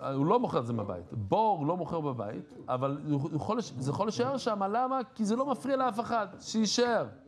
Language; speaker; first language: Hebrew; non-native, fluent; English